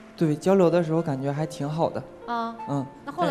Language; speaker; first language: Chinese; native; Chinese